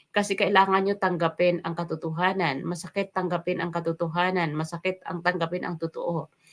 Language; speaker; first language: Filipino; non-native, local second language; Waray